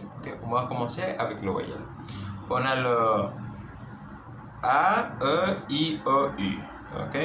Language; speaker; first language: French; non-native, learner; Spanish